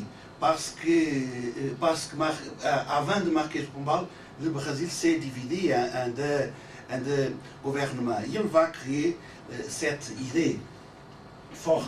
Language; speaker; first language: French; non-native, learner; Portuguese